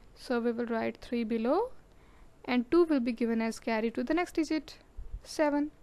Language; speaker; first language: English; non-native, local second language; Urdu